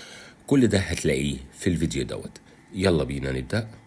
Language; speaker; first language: Arabic; native; Arabic